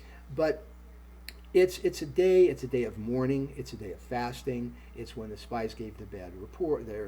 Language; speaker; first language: English; native; English